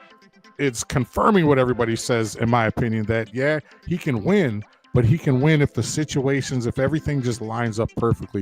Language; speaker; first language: English; native; English